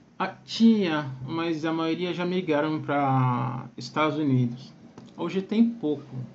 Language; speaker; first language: Portuguese; non-native, fluent; Akan